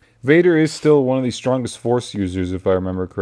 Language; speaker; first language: English; native; English